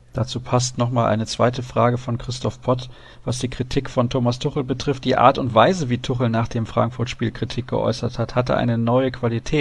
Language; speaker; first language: German; native; German